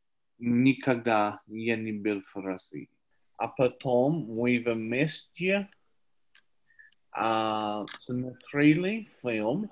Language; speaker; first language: Russian; non-native, learner; English